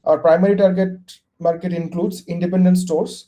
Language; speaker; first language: English; non-native, local second language; Bangla